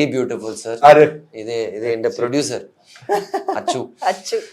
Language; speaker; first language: Malayalam; non-native, learner; Tamil